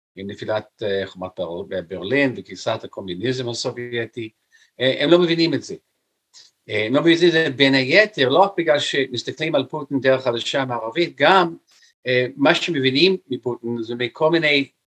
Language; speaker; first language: Hebrew; non-native, fluent; English